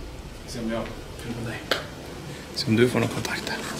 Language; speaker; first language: Swedish; native; Swedish